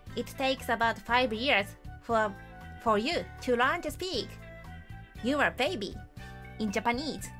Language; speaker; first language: English; non-native, learner; Japanese